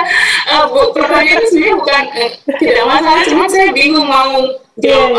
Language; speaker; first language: Indonesian; native; Indonesian